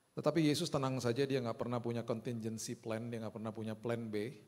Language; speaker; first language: Indonesian; early bilingual, other home language; Hindi